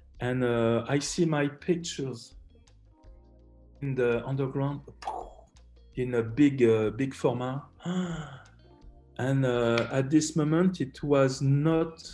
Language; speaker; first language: English; non-native, learner; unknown